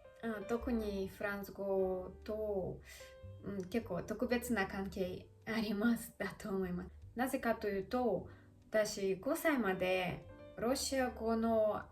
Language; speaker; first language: Japanese; non-native, learner; Russian